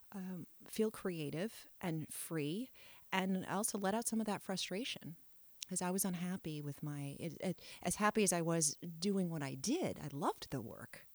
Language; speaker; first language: English; native; English